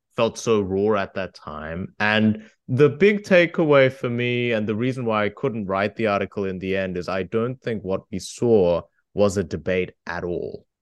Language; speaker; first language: English; native; English